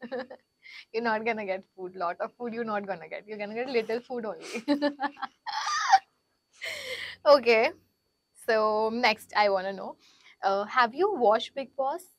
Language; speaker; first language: English; non-native, learner; Korean